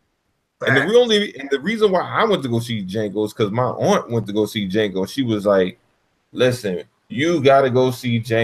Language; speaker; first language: English; native; English